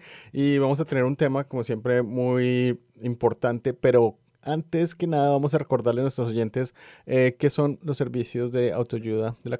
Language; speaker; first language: Spanish; native; Spanish